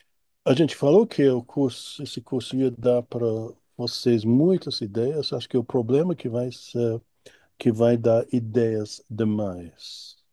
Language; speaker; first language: Portuguese; non-native, fluent; English